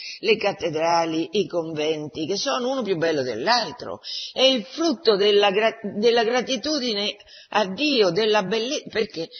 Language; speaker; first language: Italian; native; Italian